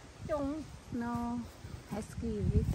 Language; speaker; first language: Czech; non-native, learner; Vietnamese